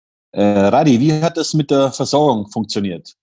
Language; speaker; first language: German; native; German